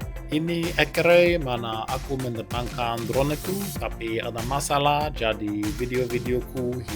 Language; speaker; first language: Indonesian; non-native, fluent; Norwegian